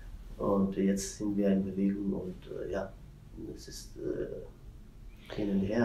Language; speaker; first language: German; non-native, fluent; Tigrinya